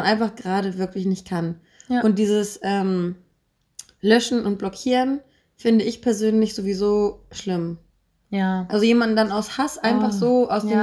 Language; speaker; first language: German; native; German